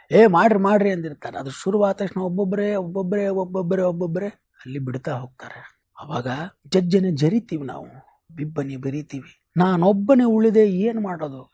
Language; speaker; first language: Kannada; native; Kannada